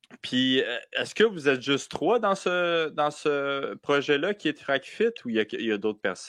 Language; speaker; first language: French; native; French